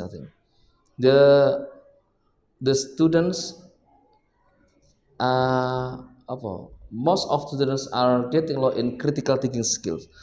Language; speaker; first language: English; non-native, learner; Indonesian